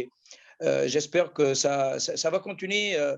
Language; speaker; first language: French; non-native, local second language; Arabic